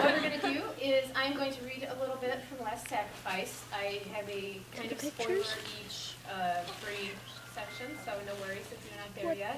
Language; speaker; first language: English; native; English